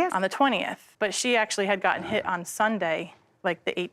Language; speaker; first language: English; native; English